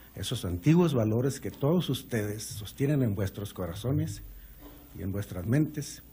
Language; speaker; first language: Spanish; native; Spanish